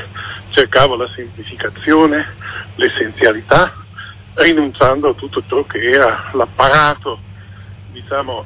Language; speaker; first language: Italian; native; Italian